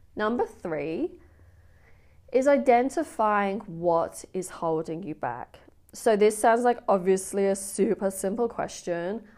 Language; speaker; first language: English; native; English